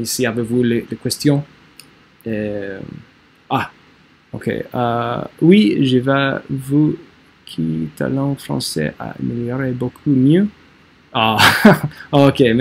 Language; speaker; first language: French; non-native, learner; English